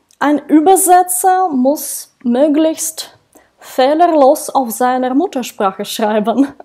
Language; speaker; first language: German; non-native, fluent; Russian